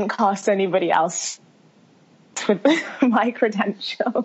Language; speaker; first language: English; early bilingual, other home language; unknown